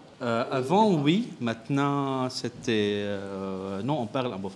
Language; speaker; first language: French; non-native, learner; Arabic